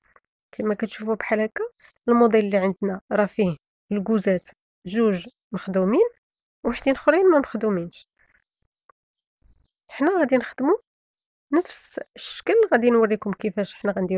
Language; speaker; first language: Arabic; native; Arabic